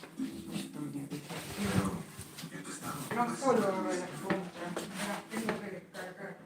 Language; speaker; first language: Spanish; native; Spanish